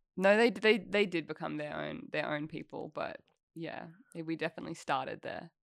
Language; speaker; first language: English; native; English